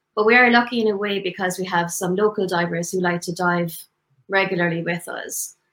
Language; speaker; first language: English; native; English